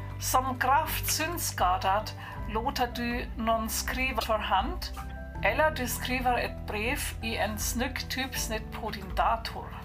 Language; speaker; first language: Swedish; non-native, fluent; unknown